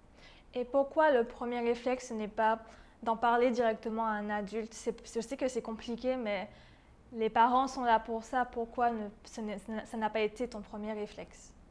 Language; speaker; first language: French; native; French